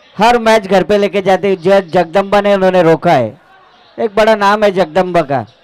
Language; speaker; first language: Hindi; non-native, local second language; Marathi